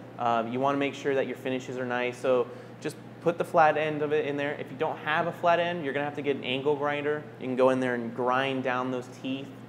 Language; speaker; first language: English; native; English